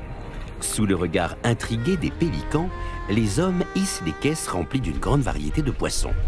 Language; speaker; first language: French; native; French